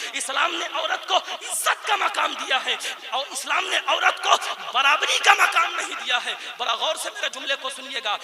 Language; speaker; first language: Urdu; native; Urdu